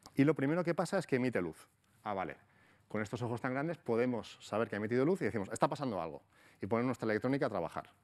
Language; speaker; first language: Spanish; native; Spanish